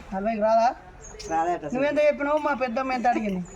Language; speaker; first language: Telugu; native; Telugu